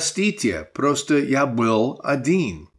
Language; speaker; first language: Russian; non-native, fluent; English